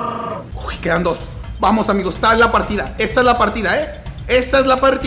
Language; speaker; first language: Spanish; native; Spanish